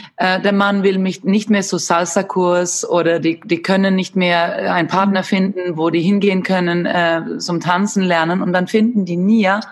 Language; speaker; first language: German; non-native, fluent; Swedish